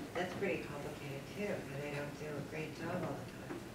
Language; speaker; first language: English; native; English